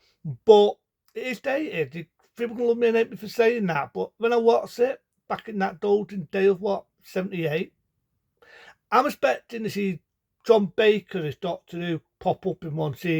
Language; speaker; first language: English; native; English